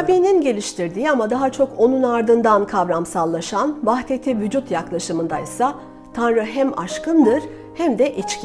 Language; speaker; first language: Turkish; native; Turkish